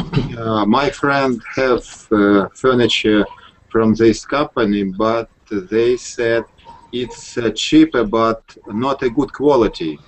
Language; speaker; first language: English; non-native, learner; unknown